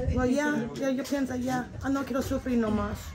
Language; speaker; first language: Spanish; non-native, learner; English